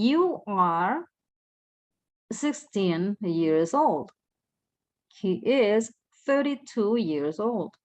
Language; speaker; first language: English; non-native, fluent; Spanish